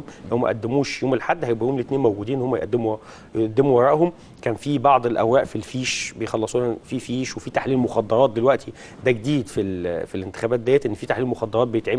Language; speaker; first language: Arabic; native; Arabic